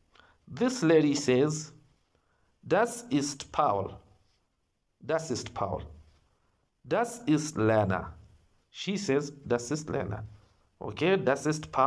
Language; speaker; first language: German; non-native, learner; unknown